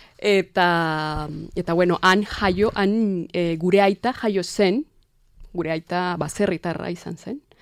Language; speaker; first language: Basque; non-native, fluent; Spanish